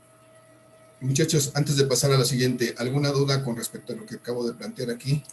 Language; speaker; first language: Spanish; native; Spanish